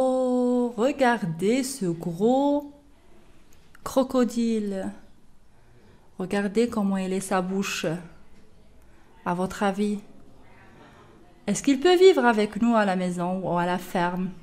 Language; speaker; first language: French; non-native, local second language; Arabic